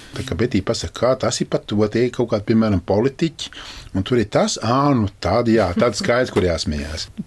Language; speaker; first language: Latvian; native; Latvian